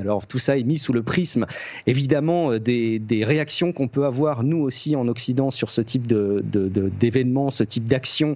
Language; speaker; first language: French; native; French